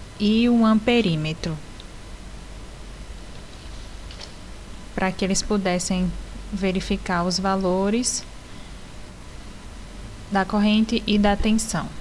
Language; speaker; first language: Portuguese; native; Portuguese